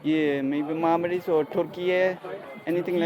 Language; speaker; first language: English; early bilingual, heritage; Bangla